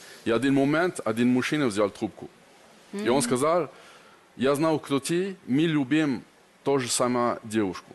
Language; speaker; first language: Russian; non-native, learner; French